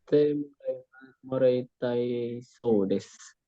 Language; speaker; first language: Japanese; non-native, learner; Indonesian